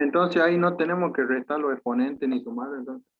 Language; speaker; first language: Spanish; native; Spanish